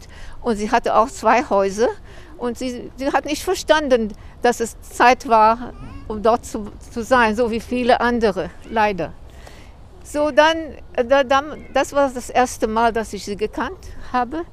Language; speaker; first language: German; early bilingual, heritage; German